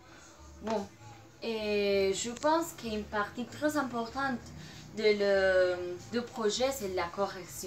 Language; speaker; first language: French; non-native, learner; Spanish